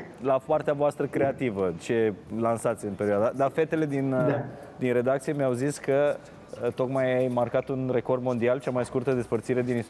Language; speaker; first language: Romanian; native; Romanian